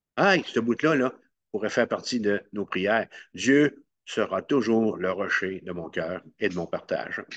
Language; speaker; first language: French; native; French